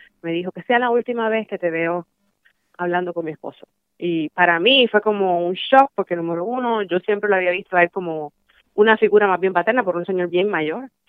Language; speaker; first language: Spanish; early bilingual, heritage; Spanish